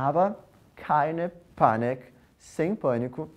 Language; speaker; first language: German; non-native, fluent; Portuguese